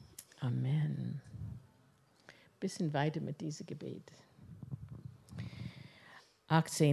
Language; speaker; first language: German; non-native, fluent; English